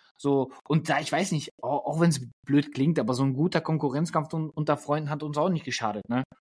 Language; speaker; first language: German; early bilingual, other home language; Polish